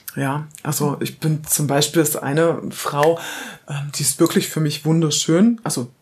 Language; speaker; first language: German; native; German